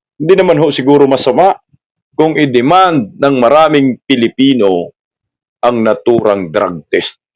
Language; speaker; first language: Filipino; non-native, local second language; Cebuano